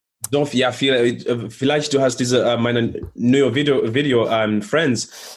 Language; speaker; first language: German; non-native, learner; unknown